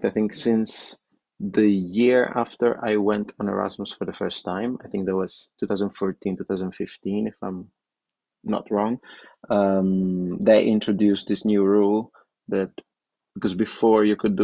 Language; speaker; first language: English; non-native, fluent; Italian